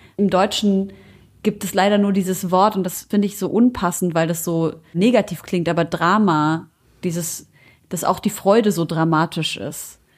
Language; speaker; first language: German; early bilingual, other home language; Arabic